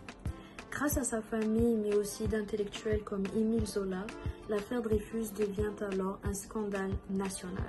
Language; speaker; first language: French; native; French